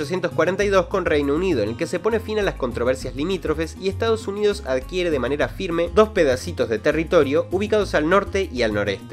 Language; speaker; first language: Spanish; native; Spanish